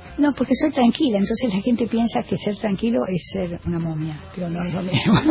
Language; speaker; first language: Spanish; native; Spanish